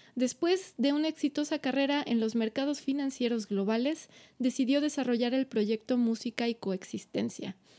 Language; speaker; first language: Spanish; native; Spanish